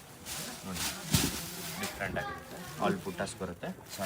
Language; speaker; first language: Kannada; non-native, local second language; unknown